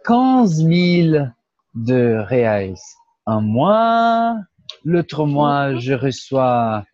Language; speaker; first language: French; non-native, fluent; Portuguese